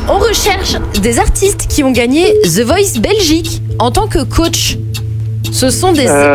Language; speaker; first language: French; native; French